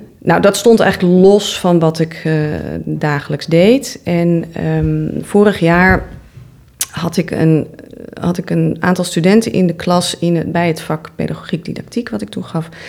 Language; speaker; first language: Dutch; native; Dutch